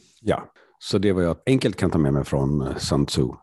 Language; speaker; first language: Swedish; native; Swedish